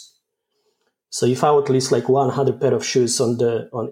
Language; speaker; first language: English; non-native, fluent; Polish